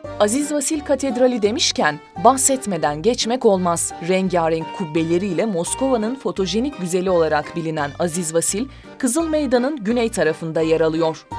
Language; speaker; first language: Turkish; native; Turkish